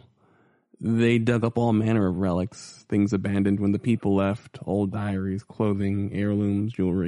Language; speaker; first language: English; native; English